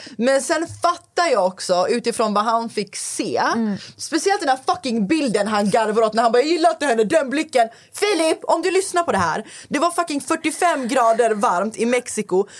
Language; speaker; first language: Swedish; early bilingual, other home language; Persian